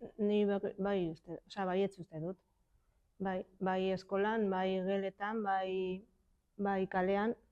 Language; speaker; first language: Basque; non-native, local second language; Spanish